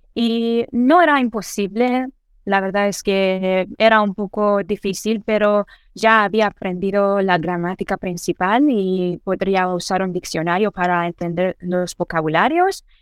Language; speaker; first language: Spanish; non-native, fluent; Persian